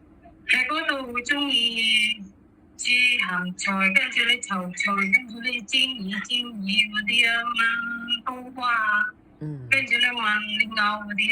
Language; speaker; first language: Cantonese; non-native, learner; Indonesian